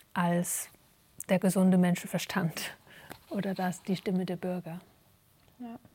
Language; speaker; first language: German; native; German